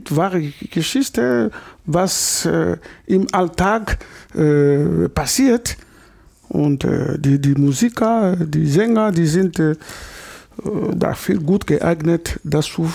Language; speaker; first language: German; non-native, learner; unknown